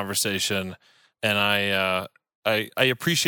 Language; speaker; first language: English; native; English